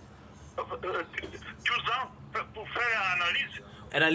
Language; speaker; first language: French; non-native, learner; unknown